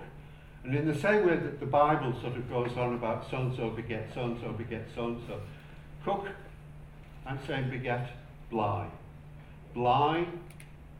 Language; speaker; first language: English; native; English